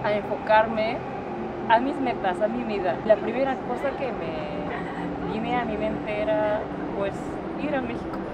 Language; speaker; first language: Spanish; non-native, fluent; Japanese